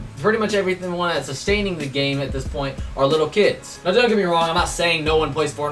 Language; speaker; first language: English; native; English